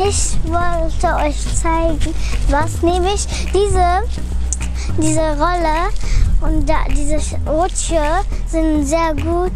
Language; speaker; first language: German; early bilingual, other home language; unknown